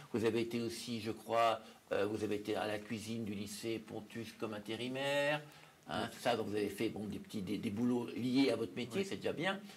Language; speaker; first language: French; native; French